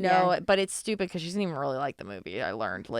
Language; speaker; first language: English; native; English